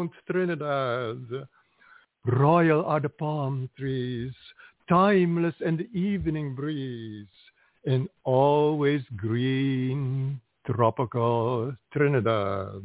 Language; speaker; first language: English; non-native, fluent; Dutch